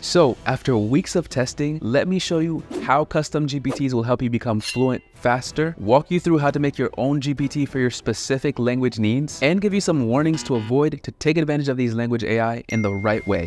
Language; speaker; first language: English; native; English